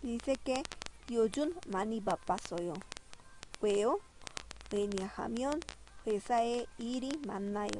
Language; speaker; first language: Korean; non-native, fluent; Spanish